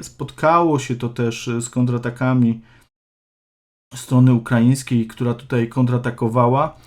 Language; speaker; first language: Polish; native; Polish